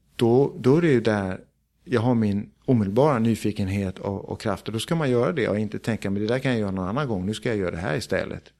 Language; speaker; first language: Swedish; early bilingual, heritage; Swedish